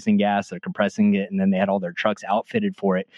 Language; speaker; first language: English; native; English